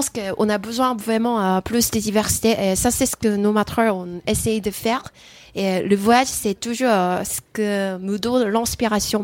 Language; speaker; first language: French; non-native, fluent; Korean